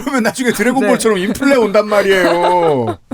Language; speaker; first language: Korean; native; Korean